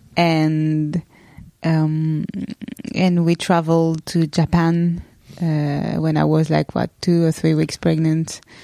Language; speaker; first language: English; non-native, fluent; French